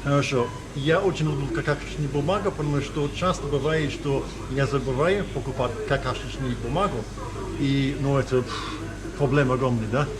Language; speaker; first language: Russian; non-native, learner; English